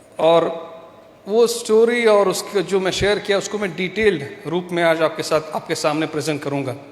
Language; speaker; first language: Hindi; non-native, local second language; Malayalam